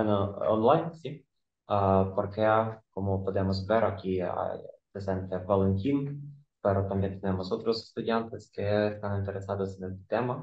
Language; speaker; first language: Spanish; non-native, fluent; Ukrainian